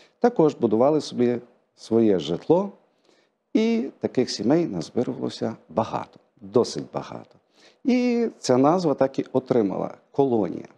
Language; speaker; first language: Ukrainian; native; Ukrainian